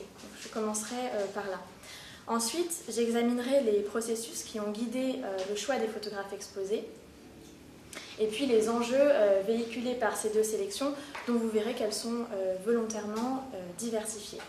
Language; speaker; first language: French; native; French